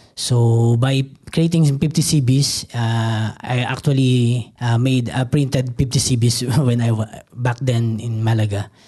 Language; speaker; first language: English; non-native, local second language; Filipino